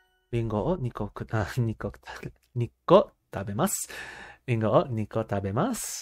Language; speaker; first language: Japanese; non-native, learner; English